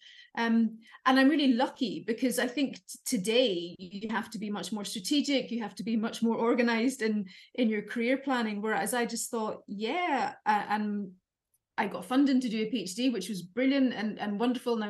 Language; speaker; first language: English; native; English